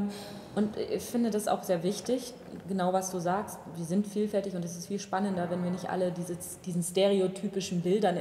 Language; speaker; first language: German; native; German